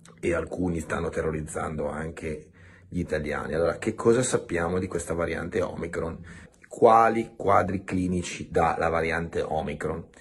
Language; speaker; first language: Italian; native; Italian